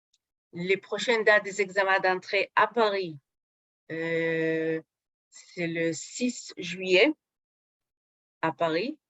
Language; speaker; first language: French; non-native, fluent; Hebrew